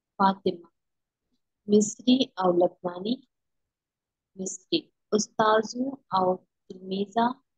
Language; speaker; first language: Arabic; non-native, learner; Urdu